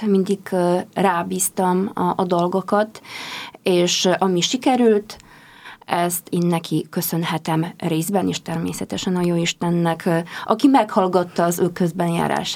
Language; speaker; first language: Hungarian; non-native, fluent; Polish